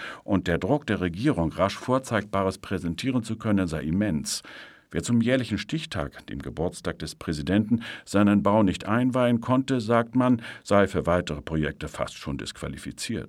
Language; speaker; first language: German; native; German